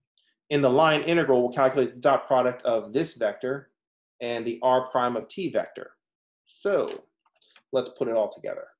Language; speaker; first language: English; native; English